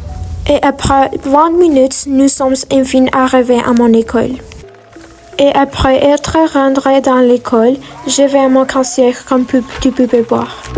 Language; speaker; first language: French; non-native, learner; Spanish